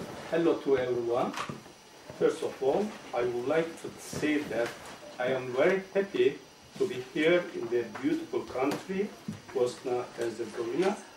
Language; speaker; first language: English; non-native, fluent; Turkish